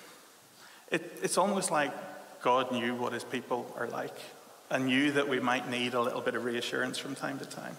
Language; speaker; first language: English; native; English